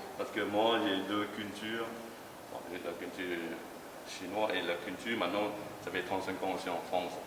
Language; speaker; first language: French; non-native, learner; Chinese